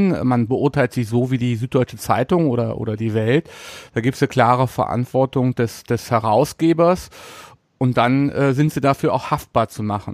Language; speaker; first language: German; native; German